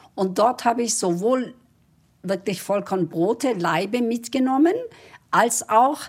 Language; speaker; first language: German; early bilingual, other home language; Kurdish